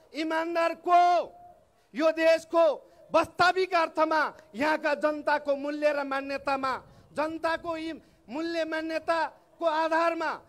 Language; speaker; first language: Nepali; non-native, local second language; Eastern Tamang